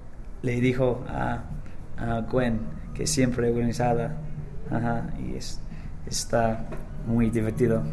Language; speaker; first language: Spanish; non-native, learner; English